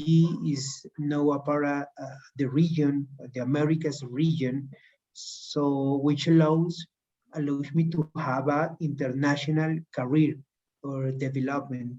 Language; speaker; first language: English; non-native, learner; Spanish